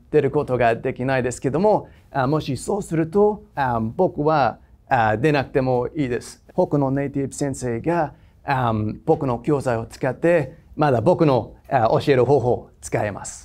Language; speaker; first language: Japanese; non-native, fluent; English